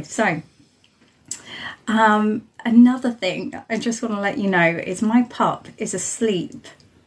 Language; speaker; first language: English; native; English